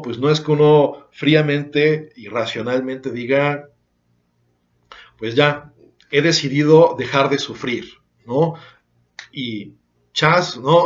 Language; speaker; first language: Spanish; native; Spanish